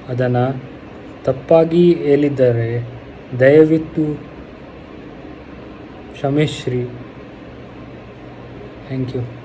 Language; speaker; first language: Kannada; non-native, local second language; Hindi